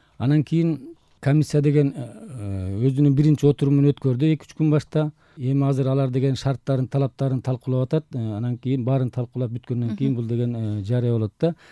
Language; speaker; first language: Kyrgyz; native; Kyrgyz